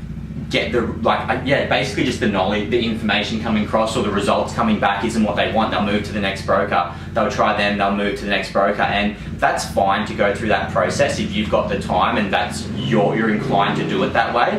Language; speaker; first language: English; native; English